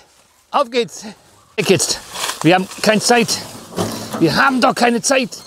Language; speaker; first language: German; native; German